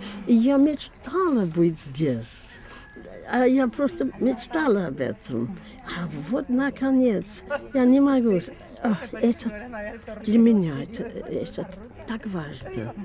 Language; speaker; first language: Russian; non-native, fluent; English